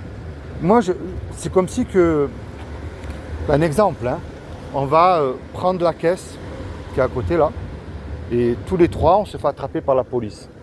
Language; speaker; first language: French; native; French